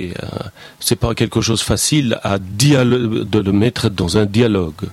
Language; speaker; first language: French; non-native, fluent; Persian